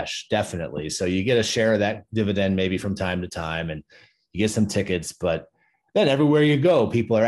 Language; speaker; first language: English; native; English